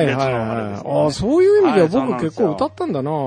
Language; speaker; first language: Japanese; native; Japanese